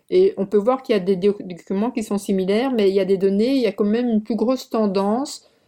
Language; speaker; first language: French; early bilingual, other home language; Korean